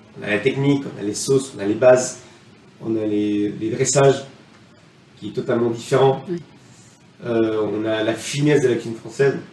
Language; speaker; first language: French; non-native, fluent; Spanish